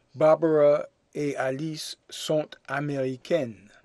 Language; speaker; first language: French; non-native, fluent; English